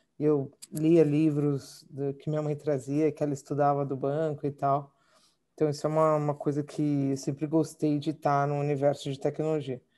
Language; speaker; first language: Portuguese; native; Portuguese